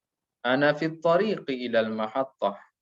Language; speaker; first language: Arabic; non-native, fluent; Indonesian